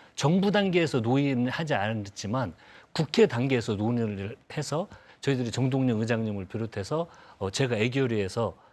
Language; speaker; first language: Korean; native; Korean